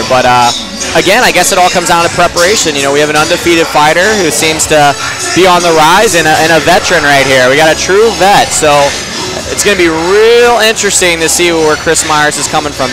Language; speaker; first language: English; native; English